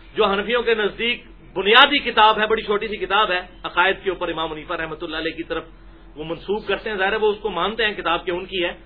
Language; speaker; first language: Urdu; native; Urdu